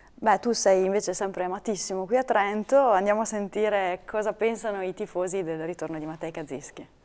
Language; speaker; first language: Italian; native; Italian